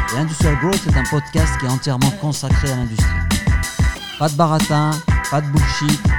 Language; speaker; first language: French; native; French